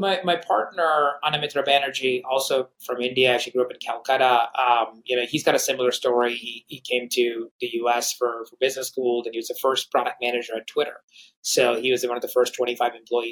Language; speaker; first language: English; non-native, local second language; Hindi